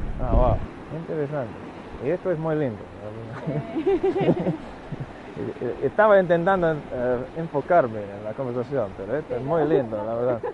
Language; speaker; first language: Spanish; non-native, fluent; English